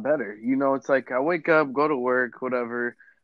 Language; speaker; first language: English; native; English